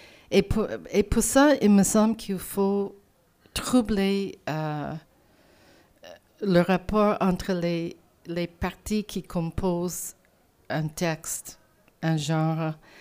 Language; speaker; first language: French; non-native, fluent; English